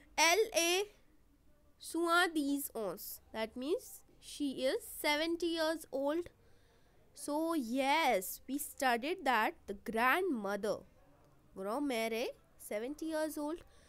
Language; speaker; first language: English; non-native, local second language; Hindi